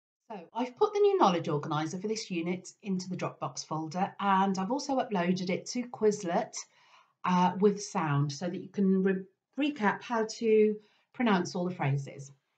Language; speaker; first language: English; native; English